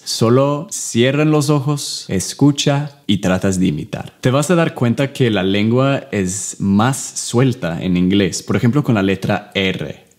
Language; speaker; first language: Spanish; non-native, fluent; English